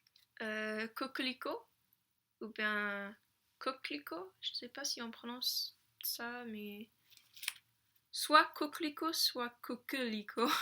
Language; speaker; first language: French; non-native, fluent; English